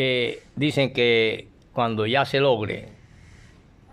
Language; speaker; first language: Spanish; native; Spanish